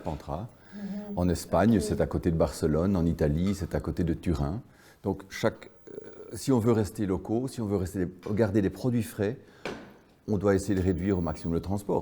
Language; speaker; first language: French; native; French